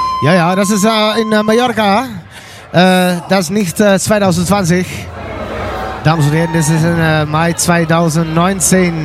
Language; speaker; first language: German; non-native, learner; Dutch